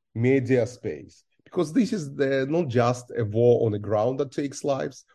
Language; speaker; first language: English; non-native, fluent; Russian